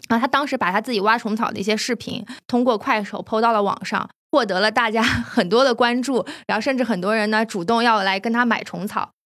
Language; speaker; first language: Chinese; native; Chinese